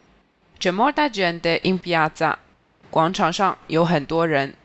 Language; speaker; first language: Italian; non-native, fluent; Chinese